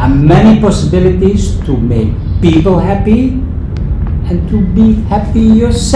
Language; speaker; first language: English; non-native, fluent; Dutch